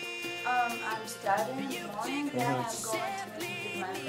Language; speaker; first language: English; non-native, learner; Russian